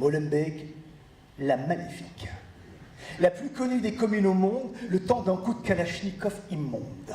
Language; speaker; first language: French; early bilingual, other home language; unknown